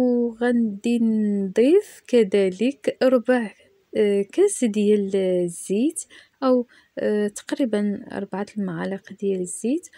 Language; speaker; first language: Arabic; native; Arabic